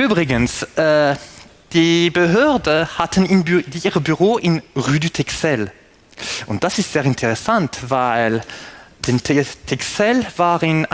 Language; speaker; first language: German; non-native, fluent; French